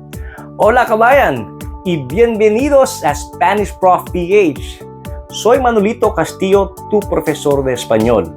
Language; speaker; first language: Spanish; non-native, fluent; Filipino